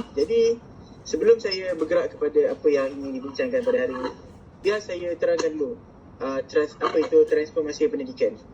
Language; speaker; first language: Malay; native; Malay